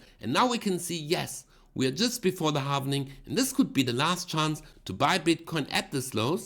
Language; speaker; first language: English; non-native, fluent; German